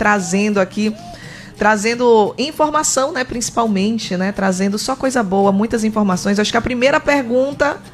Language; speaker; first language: Portuguese; native; Portuguese